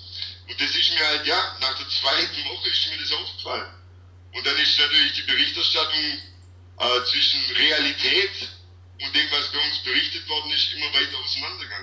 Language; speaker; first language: German; native; German